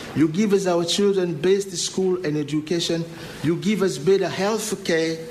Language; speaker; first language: English; non-native, learner; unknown